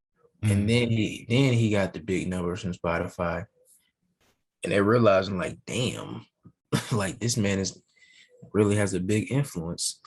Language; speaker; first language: English; native; English